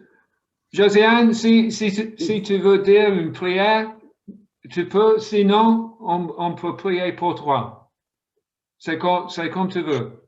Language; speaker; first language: French; non-native, fluent; English